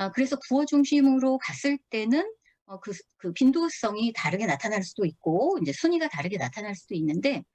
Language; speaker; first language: Korean; native; Korean